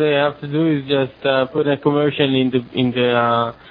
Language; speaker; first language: English; non-native, fluent; Hebrew